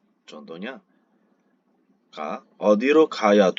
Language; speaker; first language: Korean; non-native, fluent; Indonesian